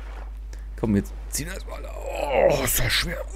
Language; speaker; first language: German; native; German